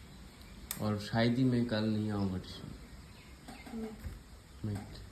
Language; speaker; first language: Hindi; native; Hindi